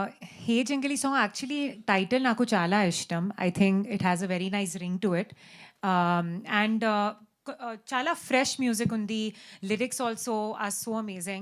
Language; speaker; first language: Telugu; non-native, learner; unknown